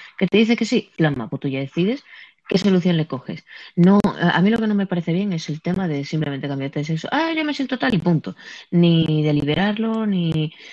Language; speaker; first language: Spanish; native; Spanish